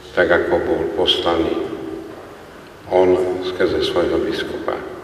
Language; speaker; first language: Slovak; native; Slovak